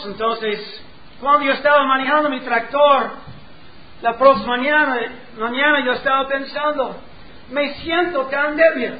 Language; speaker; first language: Spanish; non-native, learner; English